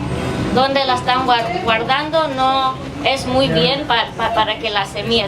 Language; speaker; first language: Spanish; early bilingual, heritage; English